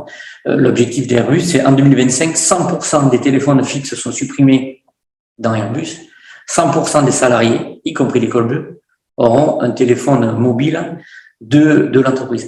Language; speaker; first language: French; native; French